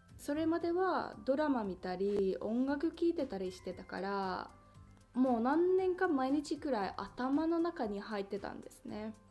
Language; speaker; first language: Japanese; non-native, fluent; Finnish